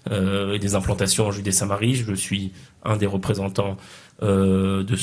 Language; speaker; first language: French; native; French